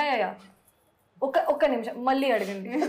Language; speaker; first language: Telugu; non-native, local second language; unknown